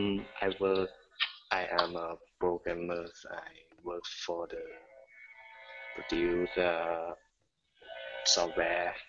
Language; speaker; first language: English; non-native, learner; Thai